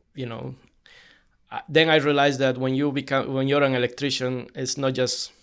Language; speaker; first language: English; non-native, fluent; Spanish